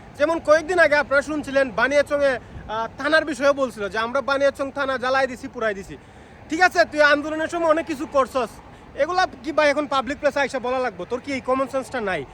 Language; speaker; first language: Bangla; native; Bangla